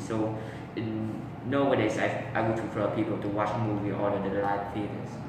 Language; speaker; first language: English; non-native, learner; Vietnamese